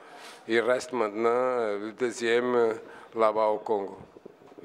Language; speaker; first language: French; non-native, fluent; Portuguese